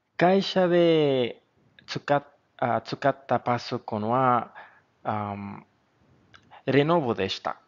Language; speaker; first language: Japanese; non-native, learner; Spanish